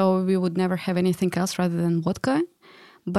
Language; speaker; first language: English; non-native, fluent; Russian